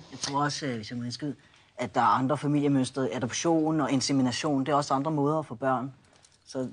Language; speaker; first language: Danish; native; Danish